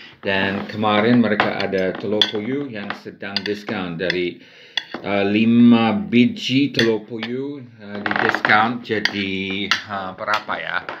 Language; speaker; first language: Indonesian; non-native, fluent; English